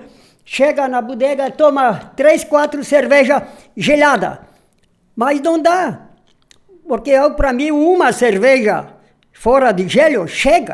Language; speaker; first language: Portuguese; non-native, local second language; Polish